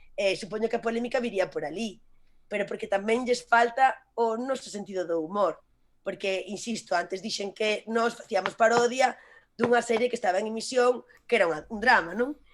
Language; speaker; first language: Galician; native; Galician